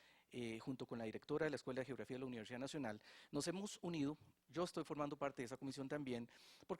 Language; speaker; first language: Spanish; native; Spanish